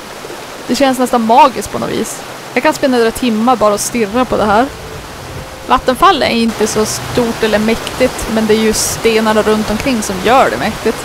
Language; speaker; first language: Swedish; native; Swedish